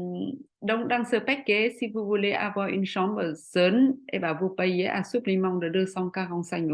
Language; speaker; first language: French; non-native, fluent; Vietnamese